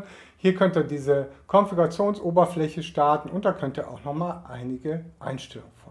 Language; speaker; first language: German; native; German